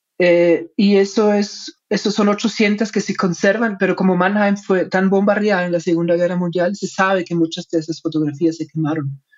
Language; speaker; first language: Spanish; non-native, fluent; German